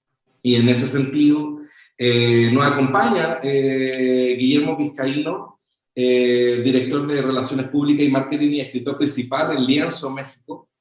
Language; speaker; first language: Spanish; native; Spanish